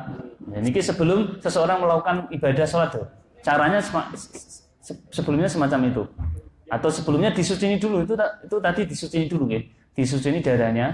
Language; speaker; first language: Indonesian; non-native, local second language; Javanese